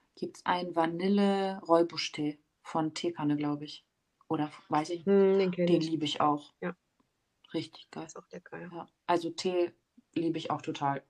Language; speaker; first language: German; early bilingual, other home language; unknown